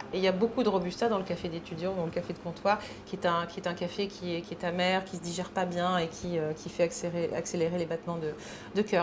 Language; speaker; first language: French; native; French